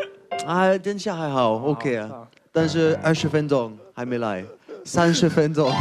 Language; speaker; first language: Chinese; non-native, fluent; French